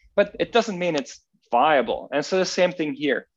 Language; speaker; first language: English; non-native, fluent; Dutch